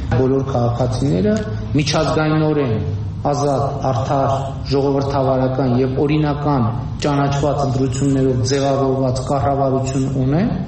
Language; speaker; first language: Armenian; native; Armenian